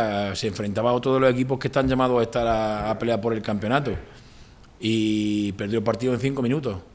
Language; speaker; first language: Spanish; native; Spanish